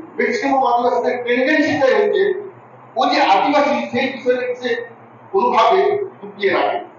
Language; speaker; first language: Bangla; non-native, local second language; Santali